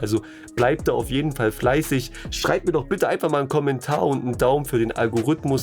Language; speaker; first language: German; native; German